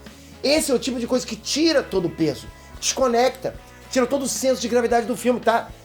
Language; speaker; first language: Portuguese; native; Portuguese